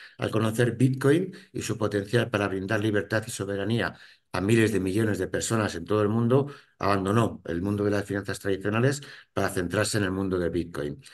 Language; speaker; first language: Spanish; native; Spanish